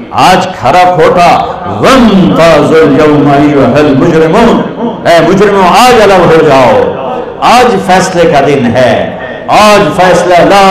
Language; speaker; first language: Urdu; non-native, local second language; Punjabi